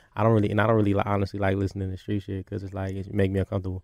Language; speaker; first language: English; native; English